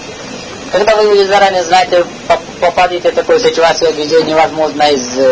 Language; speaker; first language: Russian; non-native, learner; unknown